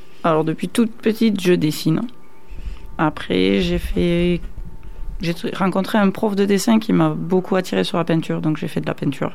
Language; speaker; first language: French; native; French